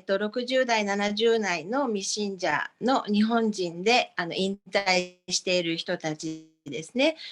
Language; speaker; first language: Japanese; non-native, fluent; Finnish